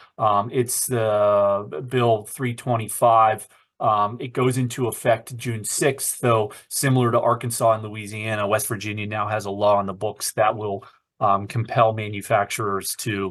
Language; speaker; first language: English; native; English